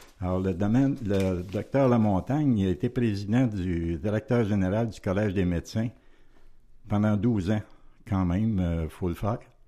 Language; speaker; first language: French; native; French